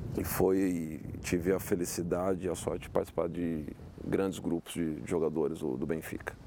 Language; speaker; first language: Portuguese; native; Portuguese